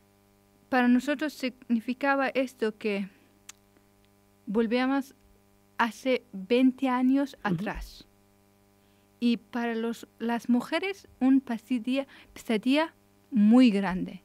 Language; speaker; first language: Spanish; non-native, learner; Persian